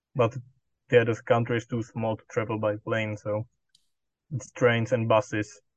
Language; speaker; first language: English; non-native, fluent; Czech